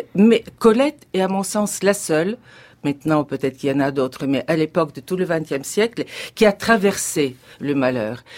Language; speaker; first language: French; non-native, fluent; Bulgarian